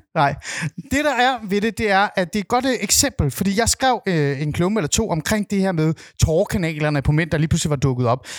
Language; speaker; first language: Danish; native; Danish